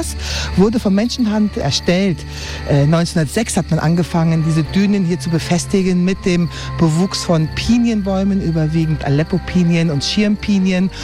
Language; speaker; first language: German; native; German